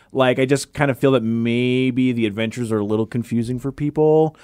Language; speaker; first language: English; native; English